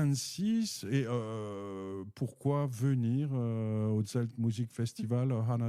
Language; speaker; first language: French; native; French